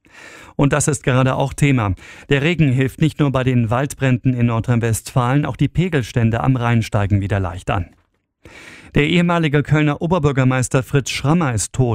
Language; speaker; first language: German; native; German